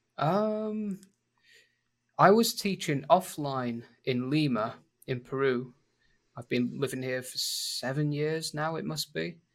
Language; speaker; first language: English; native; English